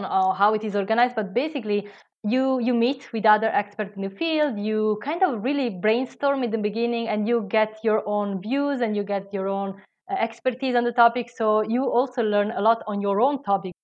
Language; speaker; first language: English; non-native, fluent; Italian